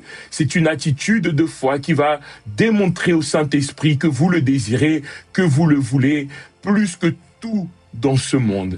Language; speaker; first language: French; native; French